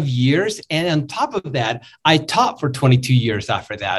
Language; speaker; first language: English; non-native, fluent; Spanish